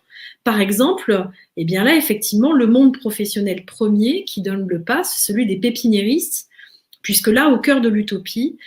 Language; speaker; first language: French; native; French